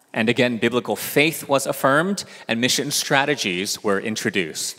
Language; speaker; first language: English; early bilingual, other home language; Korean